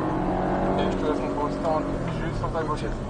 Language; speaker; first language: French; native; French